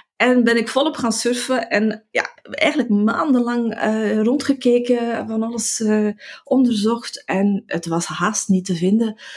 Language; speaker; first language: Dutch; native; Dutch